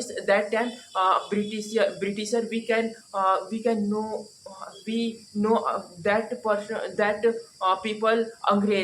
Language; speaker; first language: English; non-native, learner; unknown